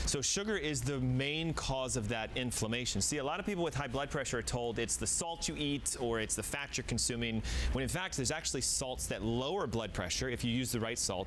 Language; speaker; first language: English; native; English